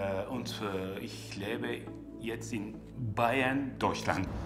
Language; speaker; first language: German; non-native, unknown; Turkish